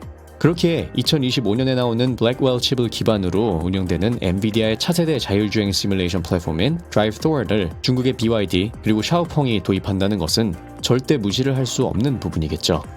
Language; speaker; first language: Korean; native; Korean